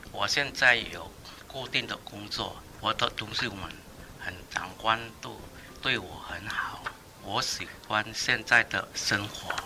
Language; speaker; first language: Chinese; non-native, fluent; Indonesian